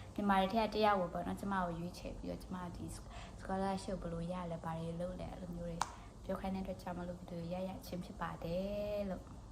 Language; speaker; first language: Burmese; non-native, local second language; Kachin